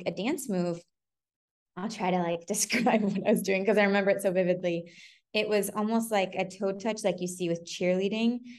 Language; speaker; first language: English; native; English